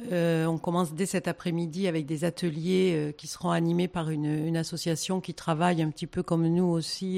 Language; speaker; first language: French; native; French